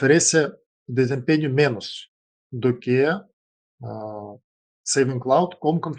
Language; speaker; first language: Portuguese; non-native, fluent; Russian